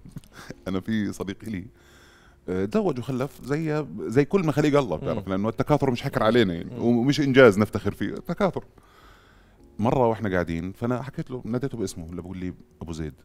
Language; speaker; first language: Arabic; native; Arabic